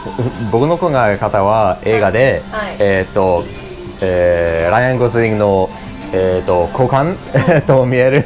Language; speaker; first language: Japanese; non-native, learner; English